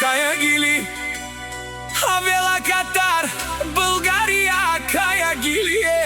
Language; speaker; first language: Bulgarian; non-native, local second language; Romany